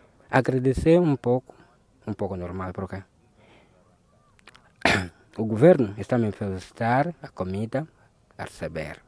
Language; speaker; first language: Portuguese; non-native, local second language; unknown